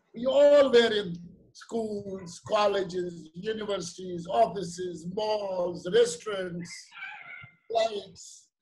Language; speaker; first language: English; non-native, local second language; Kashmiri